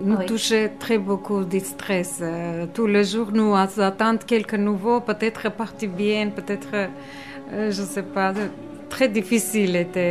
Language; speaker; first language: French; non-native, learner; Armenian